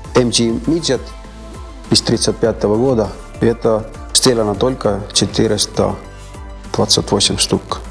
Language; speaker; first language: Russian; non-native, fluent; Estonian